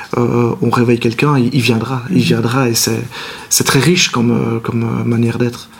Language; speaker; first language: French; native; French